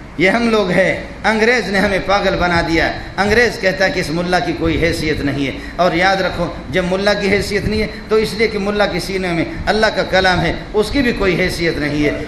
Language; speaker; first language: Urdu; non-native, local second language; Brahui